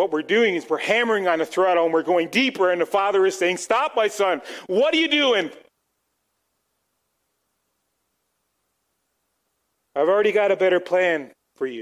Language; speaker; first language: English; native; English